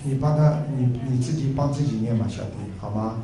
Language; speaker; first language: Chinese; native; Chinese